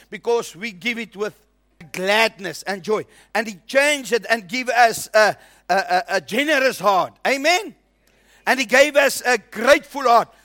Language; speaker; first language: English; non-native, local second language; Afrikaans